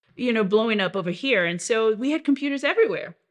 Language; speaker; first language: English; non-native, local second language; Yoruba